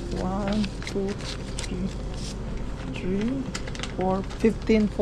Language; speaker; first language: English; non-native, local second language; Filipino